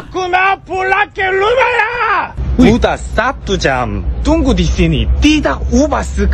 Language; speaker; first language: Indonesian; non-native, learner; Korean